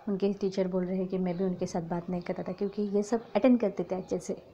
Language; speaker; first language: Hindi; non-native, local second language; Marathi